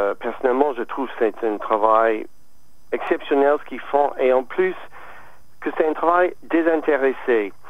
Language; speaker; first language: French; non-native, fluent; English